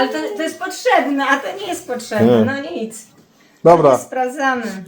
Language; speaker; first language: Polish; native; Polish